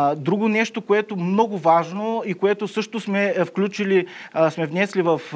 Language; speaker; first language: Bulgarian; native; Bulgarian